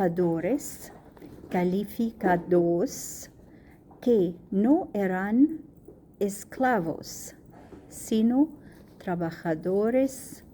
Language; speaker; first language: Spanish; non-native, learner; Arabic